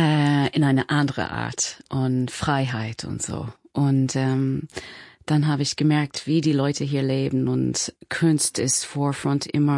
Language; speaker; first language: German; non-native, learner; English